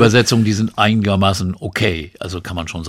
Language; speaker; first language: German; native; German